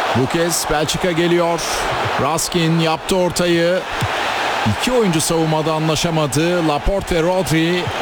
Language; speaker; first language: Turkish; native; Turkish